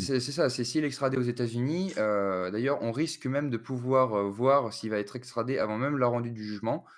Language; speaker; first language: French; native; French